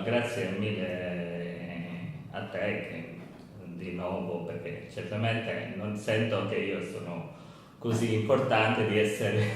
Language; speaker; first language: Italian; non-native, learner; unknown